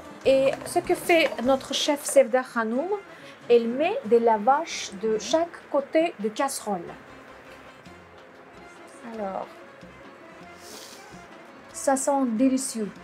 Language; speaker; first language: French; non-native, fluent; Azerbaijani